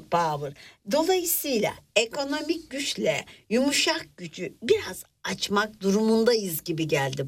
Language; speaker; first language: Turkish; native; Turkish